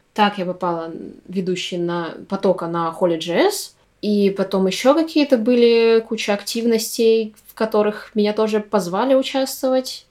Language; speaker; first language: Russian; native; Russian